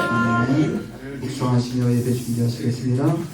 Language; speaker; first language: Korean; native; Korean